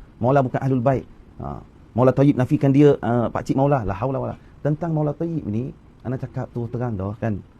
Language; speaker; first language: Malay; native; Malay